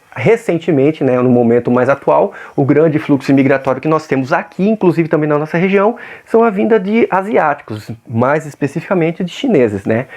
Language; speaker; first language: Portuguese; native; Portuguese